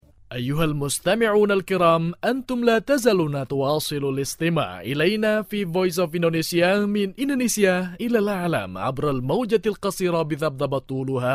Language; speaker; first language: Arabic; non-native, fluent; Indonesian